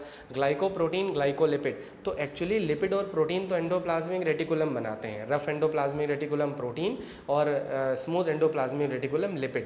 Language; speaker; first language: Hindi; native; Hindi